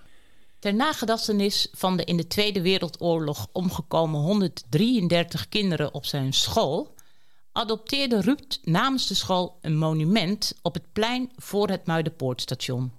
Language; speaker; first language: Dutch; native; Dutch